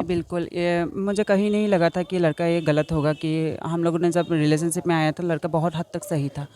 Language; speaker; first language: Hindi; non-native, local second language; Assamese